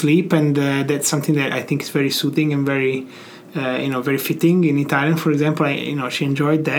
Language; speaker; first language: English; non-native, fluent; Italian